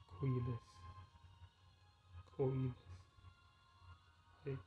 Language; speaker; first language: Japanese; non-native, learner; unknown